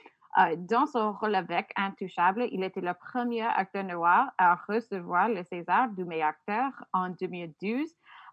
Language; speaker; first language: French; non-native, fluent; English